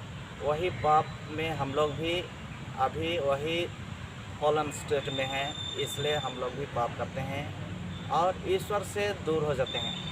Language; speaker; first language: Hindi; non-native, local second language; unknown